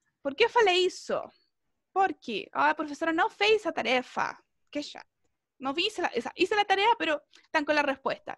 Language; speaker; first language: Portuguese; non-native, fluent; Spanish